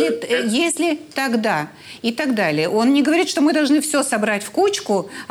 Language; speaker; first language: Russian; native; Russian